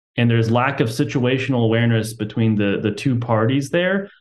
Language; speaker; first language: English; native; English